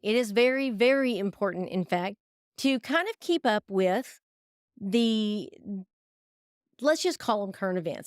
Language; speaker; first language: English; native; English